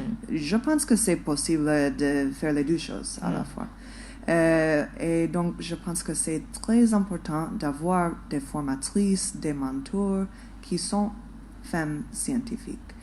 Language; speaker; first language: French; non-native, fluent; English